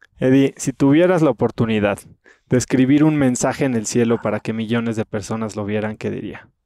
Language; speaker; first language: Spanish; native; Spanish